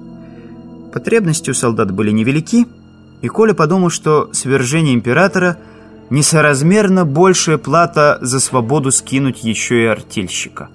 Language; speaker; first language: Russian; native; Russian